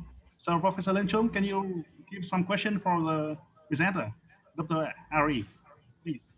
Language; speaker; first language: English; non-native, learner; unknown